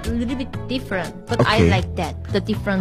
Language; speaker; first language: English; non-native, learner; Korean